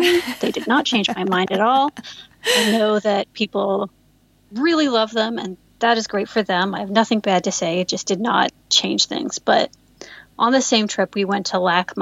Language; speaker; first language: English; native; English